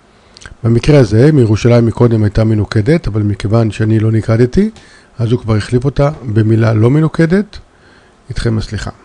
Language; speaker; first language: Hebrew; native; Hebrew